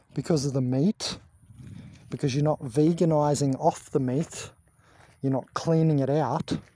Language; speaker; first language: English; native; English